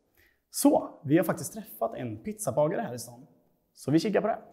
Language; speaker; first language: Swedish; native; Swedish